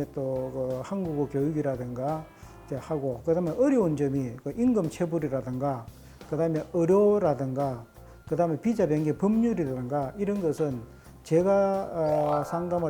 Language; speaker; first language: Korean; native; Korean